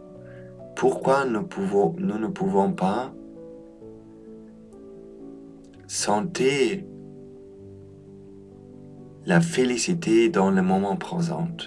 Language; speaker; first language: French; non-native, learner; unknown